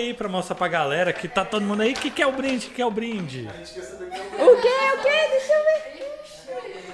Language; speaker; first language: Portuguese; native; Portuguese